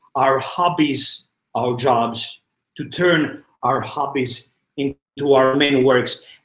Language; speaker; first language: English; non-native, fluent; Greek